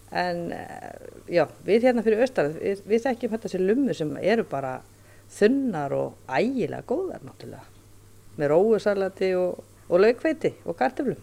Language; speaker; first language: Icelandic; native; Icelandic